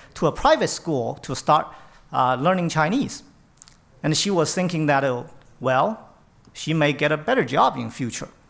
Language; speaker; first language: English; non-native, fluent; Chinese